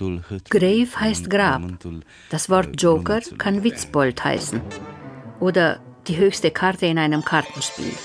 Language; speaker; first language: German; native; German